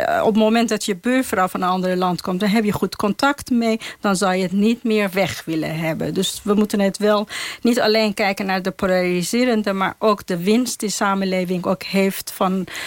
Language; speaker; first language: Dutch; non-native, fluent; Persian